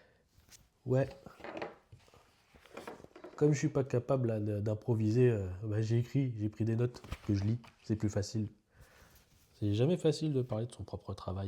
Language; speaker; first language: French; native; French